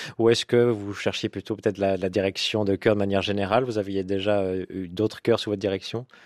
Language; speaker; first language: French; native; French